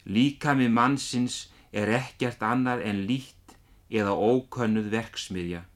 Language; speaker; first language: Icelandic; native; Icelandic